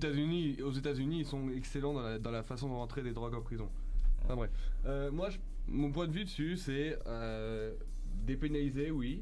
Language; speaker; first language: French; native; French